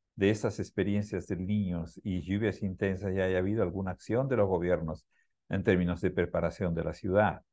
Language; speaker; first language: Spanish; native; Spanish